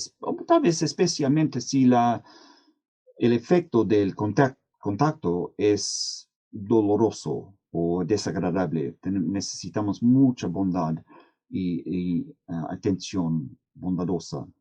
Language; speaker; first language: Spanish; non-native, fluent; English